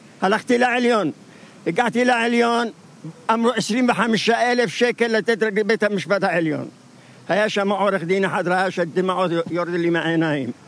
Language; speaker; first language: Hebrew; non-native, fluent; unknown